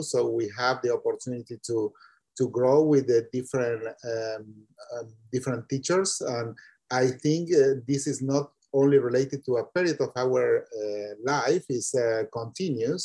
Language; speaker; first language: English; non-native, fluent; Spanish